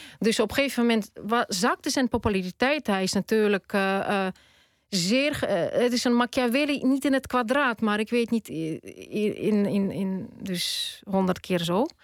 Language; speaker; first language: Dutch; non-native, fluent; Russian